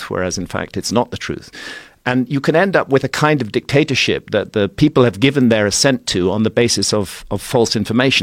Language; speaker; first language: English; native; English